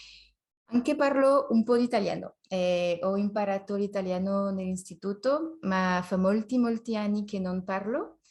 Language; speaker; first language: Italian; non-native, learner; French